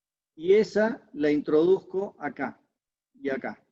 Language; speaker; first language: Spanish; native; Spanish